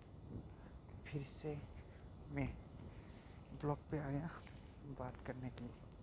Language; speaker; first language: Hindi; non-native, local second language; Kok Borok